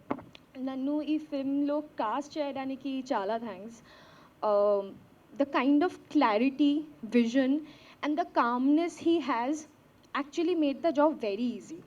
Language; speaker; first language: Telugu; non-native, learner; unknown